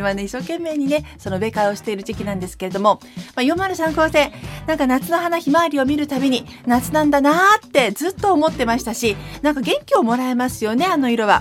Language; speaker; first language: Japanese; native; Japanese